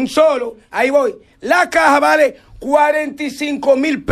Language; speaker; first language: Spanish; native; Spanish